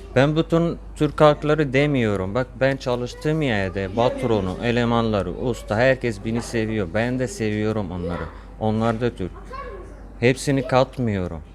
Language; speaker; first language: Turkish; non-native, fluent; Arabic